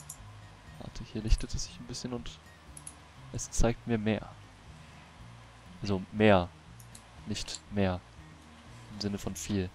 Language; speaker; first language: German; native; German